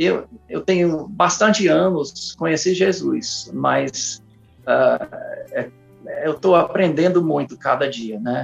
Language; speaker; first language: Portuguese; non-native, fluent; English